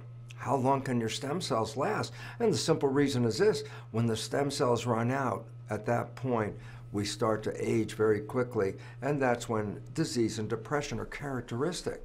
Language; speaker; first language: English; native; English